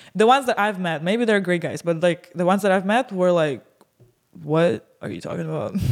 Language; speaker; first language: English; non-native, fluent; Russian